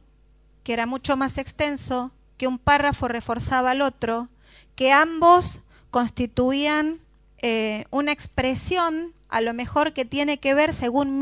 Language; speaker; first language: Spanish; native; Spanish